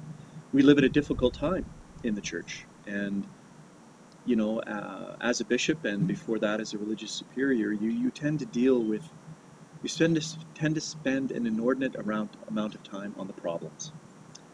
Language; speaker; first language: English; native; English